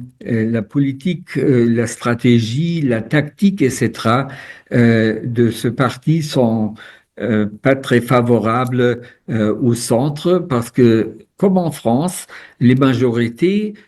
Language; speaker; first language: French; non-native, fluent; German